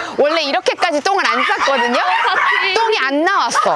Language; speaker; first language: Korean; native; Korean